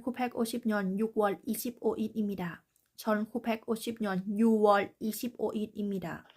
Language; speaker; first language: Korean; non-native, learner; Thai